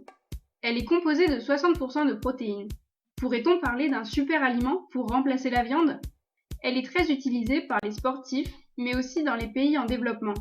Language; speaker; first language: French; native; French